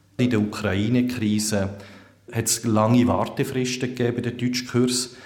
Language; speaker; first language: German; native; German